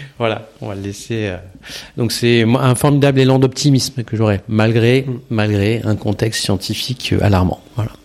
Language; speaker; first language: French; native; French